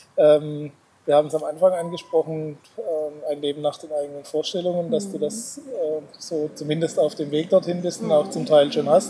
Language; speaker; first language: German; native; German